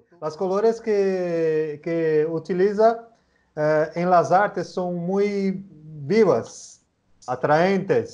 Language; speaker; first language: Spanish; non-native, learner; Portuguese